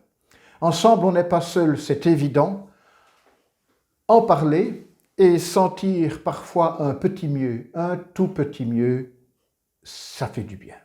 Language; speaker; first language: French; native; French